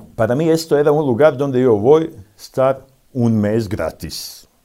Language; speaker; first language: Spanish; non-native, fluent; Serbian